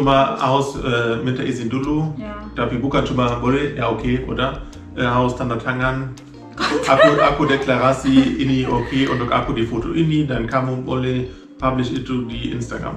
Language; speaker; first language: Indonesian; non-native, fluent; German